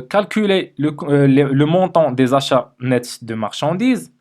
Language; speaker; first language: French; non-native, local second language; Arabic